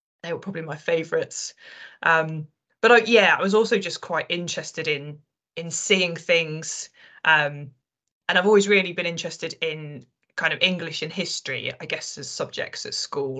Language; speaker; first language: English; native; English